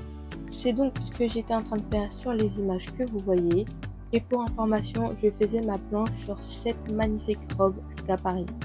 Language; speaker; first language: French; native; French